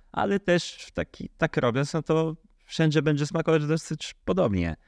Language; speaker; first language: Polish; early bilingual, heritage; Polish